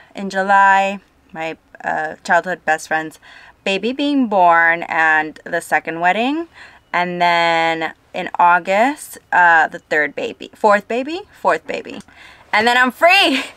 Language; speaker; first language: English; non-native, fluent; Spanish